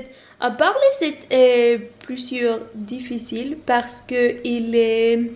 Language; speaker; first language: French; non-native, learner; Norwegian